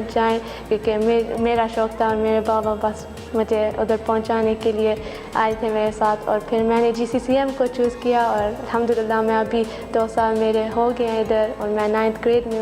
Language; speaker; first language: Hindi; early bilingual, heritage; Hindi